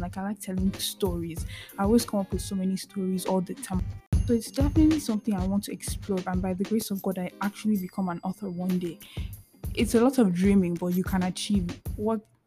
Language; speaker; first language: English; non-native, local second language; Igbo